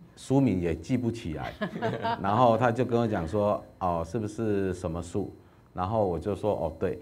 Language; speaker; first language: Chinese; native; Chinese